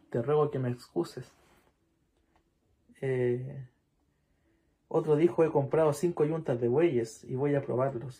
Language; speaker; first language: Spanish; native; Spanish